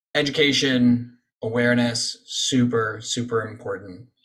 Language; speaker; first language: English; native; English